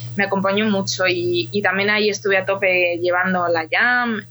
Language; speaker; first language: Spanish; early bilingual, other home language; Ukrainian